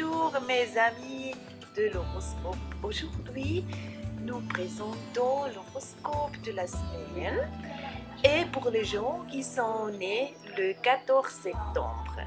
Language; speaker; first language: French; non-native, learner; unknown